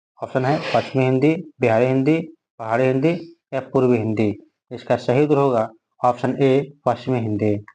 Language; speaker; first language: Hindi; native; Hindi